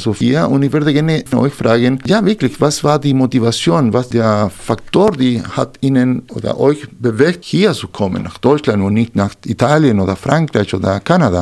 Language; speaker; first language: German; non-native, fluent; Spanish